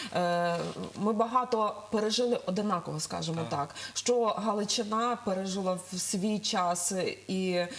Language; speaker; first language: Ukrainian; native; Ukrainian